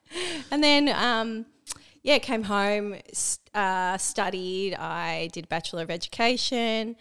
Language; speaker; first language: English; native; English